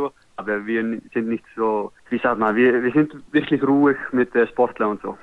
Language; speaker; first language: German; non-native, learner; Icelandic